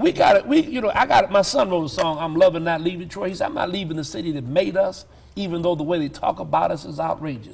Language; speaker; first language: English; native; English